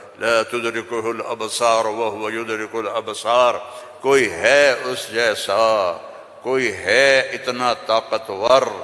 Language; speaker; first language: Urdu; non-native, local second language; Punjabi